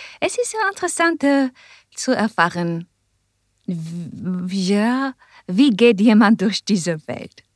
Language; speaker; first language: German; non-native, learner; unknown